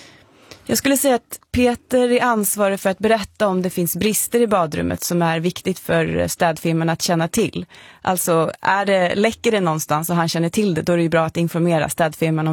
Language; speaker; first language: Swedish; native; Swedish